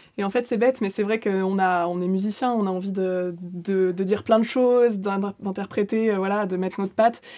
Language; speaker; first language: French; native; French